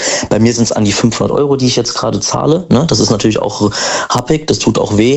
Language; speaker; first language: German; native; German